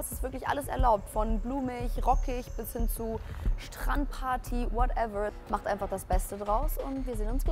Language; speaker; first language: German; native; German